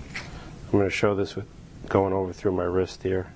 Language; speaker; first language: English; native; English